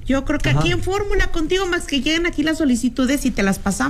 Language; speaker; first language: Spanish; native; Spanish